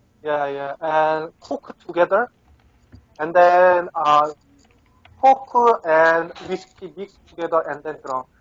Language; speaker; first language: English; non-native, learner; Korean